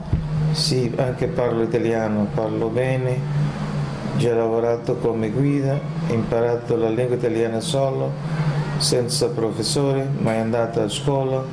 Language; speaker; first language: Italian; non-native, learner; Portuguese